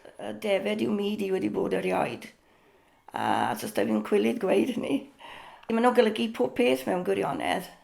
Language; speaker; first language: Welsh; native; Welsh